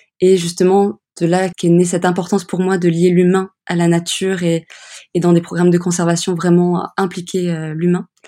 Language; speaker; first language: French; early bilingual, other home language; English